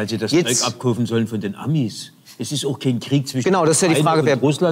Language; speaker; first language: German; native; German